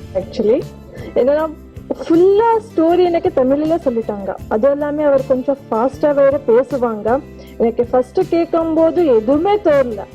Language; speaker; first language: Tamil; non-native, learner; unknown